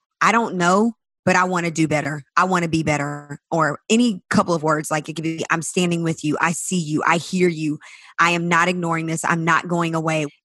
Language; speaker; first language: English; native; English